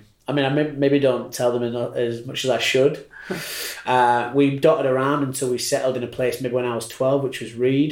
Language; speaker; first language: English; native; English